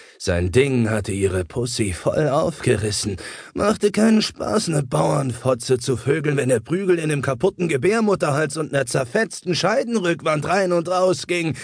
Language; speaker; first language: German; native; German